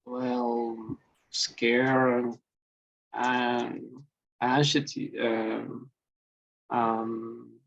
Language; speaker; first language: English; non-native, learner; Spanish